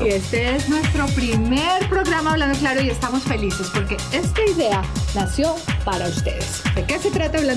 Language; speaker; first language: Spanish; native; Spanish